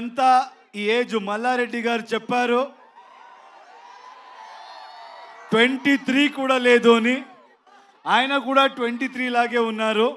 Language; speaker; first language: Telugu; non-native, learner; Kannada